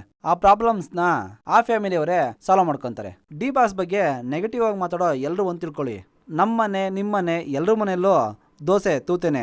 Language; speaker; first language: Kannada; native; Kannada